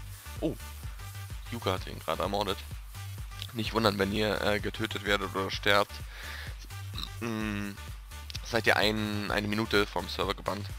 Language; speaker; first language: German; native; German